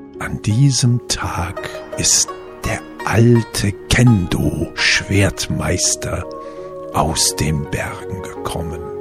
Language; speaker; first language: German; native; German